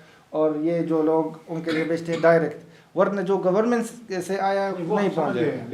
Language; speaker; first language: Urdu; non-native, learner; Arabic